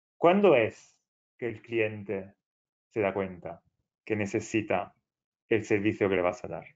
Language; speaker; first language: Spanish; non-native, fluent; Italian